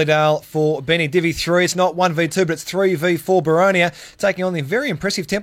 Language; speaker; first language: English; native; English